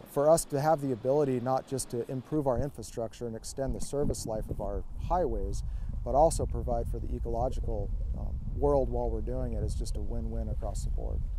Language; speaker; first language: English; native; English